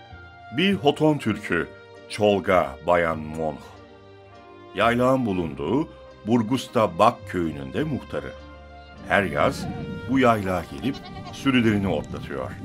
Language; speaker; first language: Turkish; native; Turkish